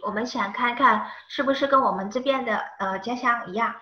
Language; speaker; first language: Chinese; non-native, fluent; Indonesian